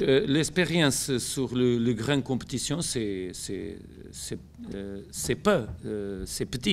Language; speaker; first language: French; non-native, learner; Portuguese